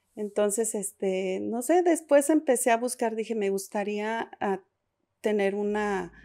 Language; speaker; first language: Spanish; native; Spanish